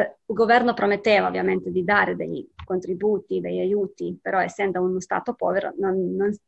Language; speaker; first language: Italian; non-native, fluent; Bosnian